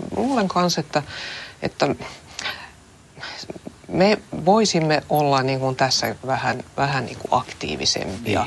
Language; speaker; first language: Finnish; non-native, local second language; Swedish